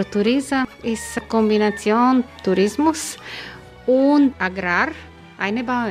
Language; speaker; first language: German; non-native, learner; Croatian